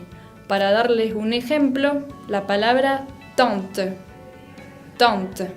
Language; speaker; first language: Spanish; non-native, fluent; French